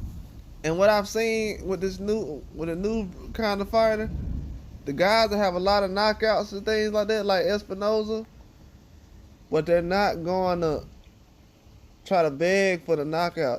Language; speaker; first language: English; native; English